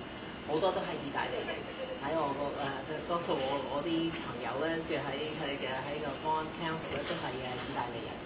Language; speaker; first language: Cantonese; early bilingual, heritage; Cantonese